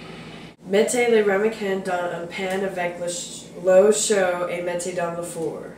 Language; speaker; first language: French; non-native, learner; English